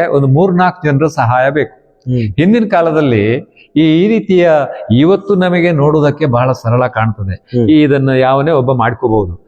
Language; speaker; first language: Kannada; non-native, local second language; Tulu